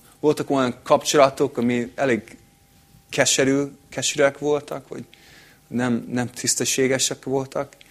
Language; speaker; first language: Hungarian; non-native, fluent; English